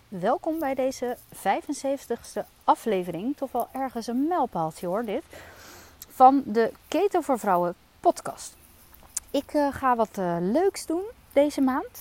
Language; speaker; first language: Dutch; native; Dutch